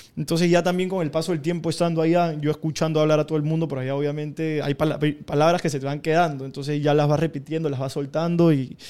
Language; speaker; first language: Spanish; native; Spanish